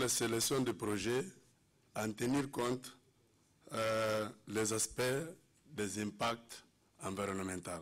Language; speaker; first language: French; non-native, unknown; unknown